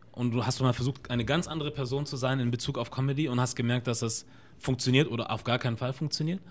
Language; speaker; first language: German; native; German